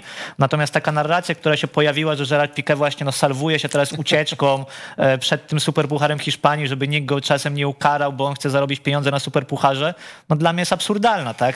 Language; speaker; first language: Polish; native; Polish